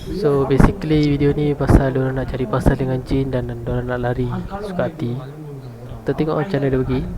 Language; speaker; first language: Malay; non-native, local second language; Tamil